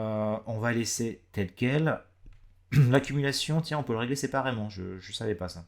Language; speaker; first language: French; native; French